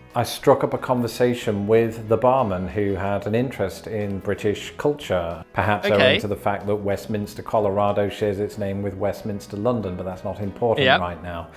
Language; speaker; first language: English; native; English